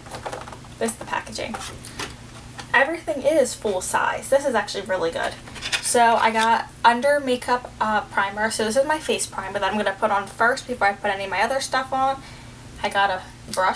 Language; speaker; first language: English; native; English